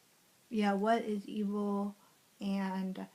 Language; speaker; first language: English; native; English